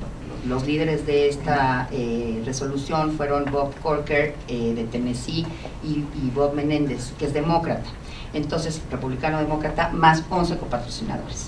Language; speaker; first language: Spanish; native; Spanish